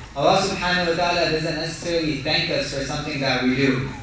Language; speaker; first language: English; native; English